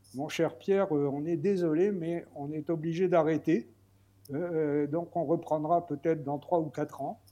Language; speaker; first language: French; native; French